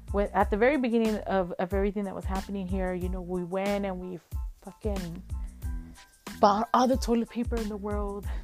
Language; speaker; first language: English; early bilingual, other home language; Spanish